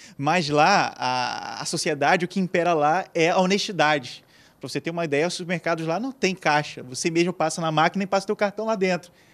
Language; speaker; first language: Portuguese; native; Portuguese